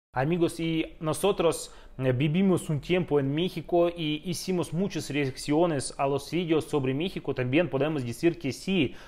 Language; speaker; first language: Spanish; non-native, fluent; Russian